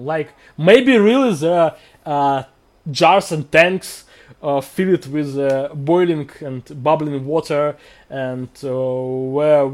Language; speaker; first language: English; non-native, fluent; Russian